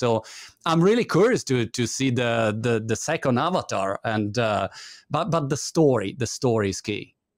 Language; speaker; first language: English; non-native, fluent; Italian